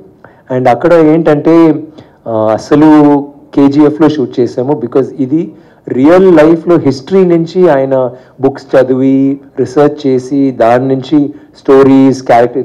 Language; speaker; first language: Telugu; non-native, fluent; Tamil